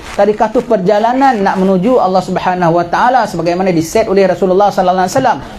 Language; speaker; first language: Malay; native; Malay